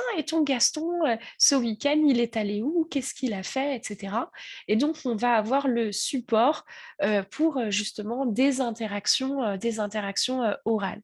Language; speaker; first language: French; native; French